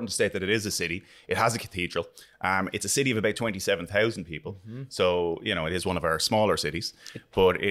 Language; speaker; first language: English; native; English